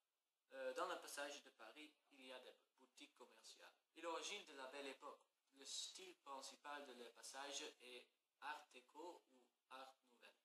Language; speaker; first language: French; non-native, learner; Dutch